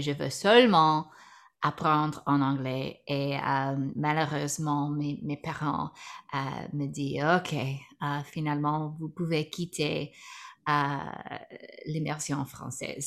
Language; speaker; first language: French; non-native, learner; English